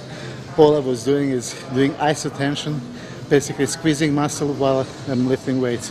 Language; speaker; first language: English; non-native, fluent; Serbian